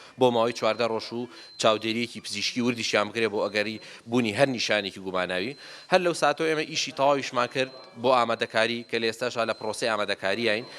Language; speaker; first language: Central Kurdish; native; Central Kurdish